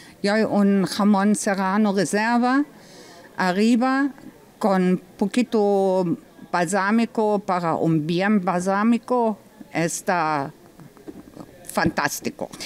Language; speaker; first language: Spanish; non-native, learner; German